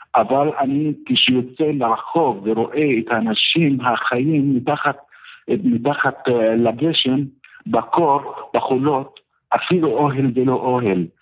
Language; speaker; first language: Hebrew; non-native, fluent; Arabic